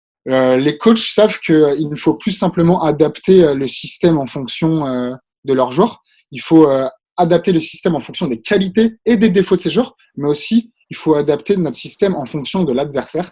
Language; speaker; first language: French; native; French